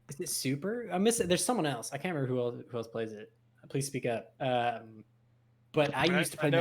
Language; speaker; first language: English; native; English